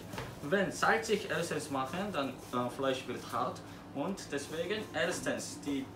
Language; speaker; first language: German; non-native, learner; Korean